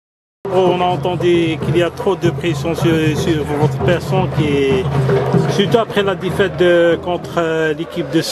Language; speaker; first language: French; non-native, local second language; Arabic